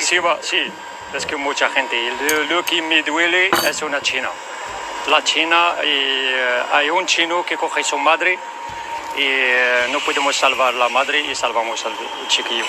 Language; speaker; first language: Spanish; non-native, learner; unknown